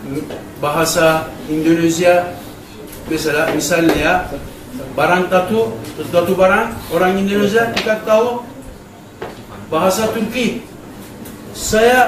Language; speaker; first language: Indonesian; non-native, learner; Turkish